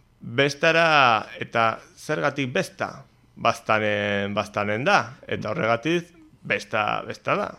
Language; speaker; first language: Basque; non-native, local second language; Spanish